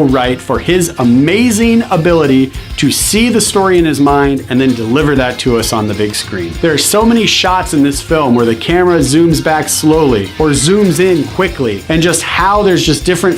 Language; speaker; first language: English; native; English